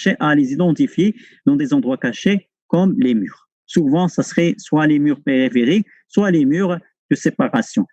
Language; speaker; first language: French; non-native, local second language; Arabic